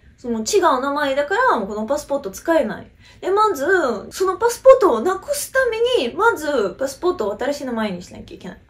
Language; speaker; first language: Japanese; non-native, fluent; Russian